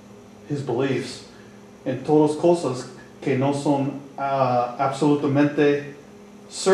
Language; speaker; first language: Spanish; non-native, learner; English